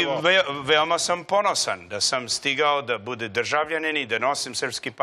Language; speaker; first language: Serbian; non-native, learner; English